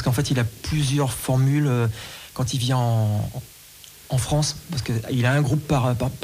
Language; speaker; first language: French; native; French